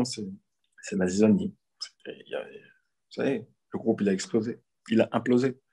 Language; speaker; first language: French; native; French